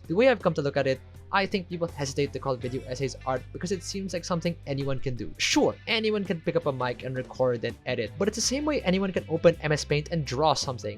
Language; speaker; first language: English; native; English